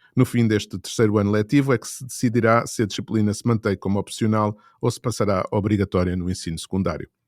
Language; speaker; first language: Portuguese; native; Portuguese